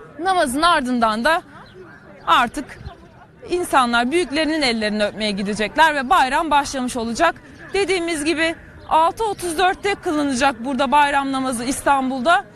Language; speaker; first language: Turkish; native; Turkish